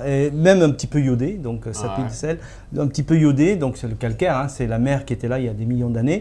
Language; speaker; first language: French; native; French